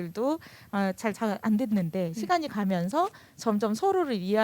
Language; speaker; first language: Korean; native; Korean